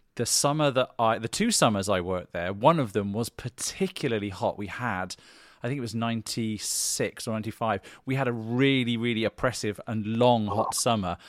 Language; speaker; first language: English; native; English